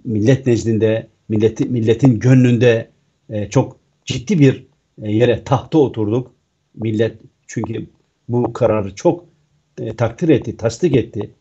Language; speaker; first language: Turkish; native; Turkish